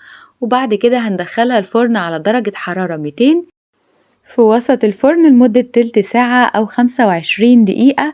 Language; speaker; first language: Arabic; native; Arabic